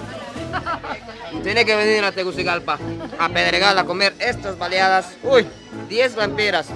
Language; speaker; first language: Spanish; non-native, fluent; Japanese